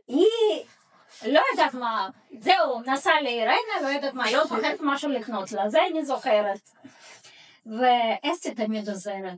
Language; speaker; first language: Hebrew; non-native, fluent; Russian